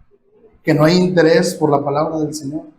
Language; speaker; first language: Spanish; native; Spanish